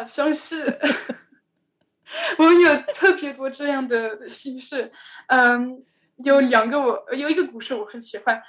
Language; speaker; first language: Chinese; non-native, learner; French